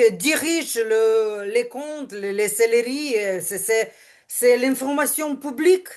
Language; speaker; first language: French; non-native, learner; Ukrainian